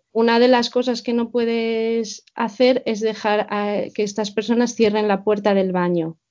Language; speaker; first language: Spanish; native; Spanish